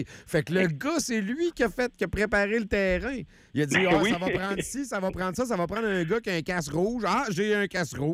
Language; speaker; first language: French; native; French